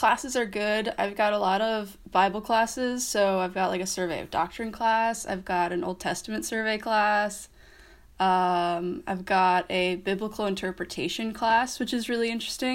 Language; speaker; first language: English; native; English